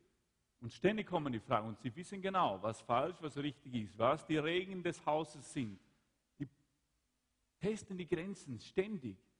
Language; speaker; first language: German; non-native, fluent; Swedish